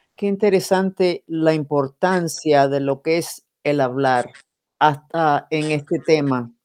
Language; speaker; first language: Spanish; non-native, fluent; English